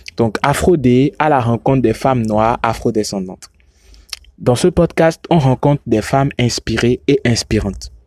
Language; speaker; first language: French; non-native, local second language; Yoruba